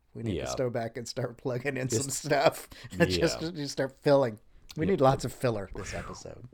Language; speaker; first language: English; native; English